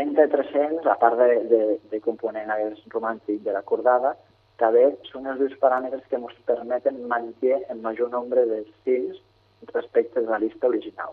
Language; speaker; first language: Catalan; native; Catalan